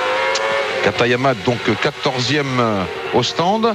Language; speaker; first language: French; native; French